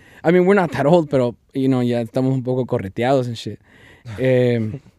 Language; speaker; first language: English; early bilingual, other home language; Spanish